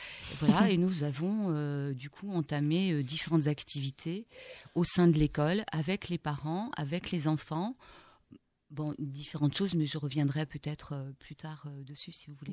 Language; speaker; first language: French; native; French